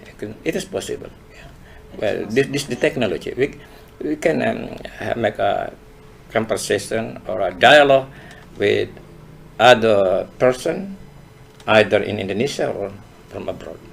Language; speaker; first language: English; non-native, fluent; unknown